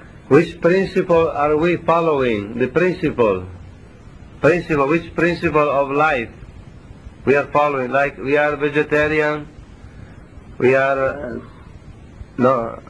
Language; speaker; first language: English; non-native, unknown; Italian